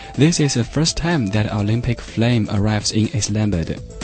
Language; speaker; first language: English; non-native, fluent; Chinese